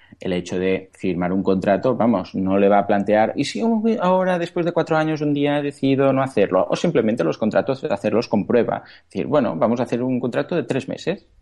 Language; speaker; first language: Spanish; native; Spanish